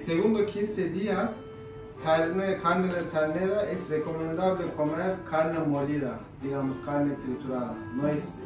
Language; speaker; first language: Spanish; non-native, fluent; Turkish